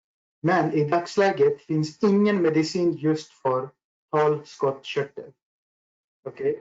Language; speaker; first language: Swedish; non-native, fluent; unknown